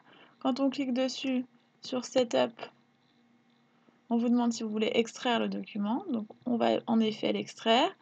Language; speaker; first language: French; native; French